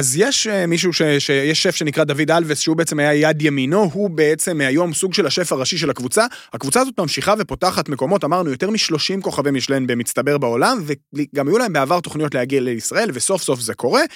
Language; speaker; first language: Hebrew; native; Hebrew